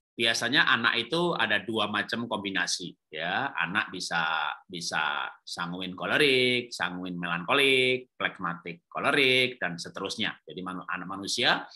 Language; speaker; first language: Indonesian; native; Indonesian